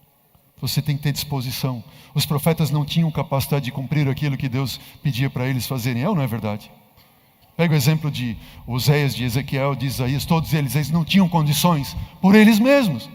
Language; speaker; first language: Portuguese; native; Portuguese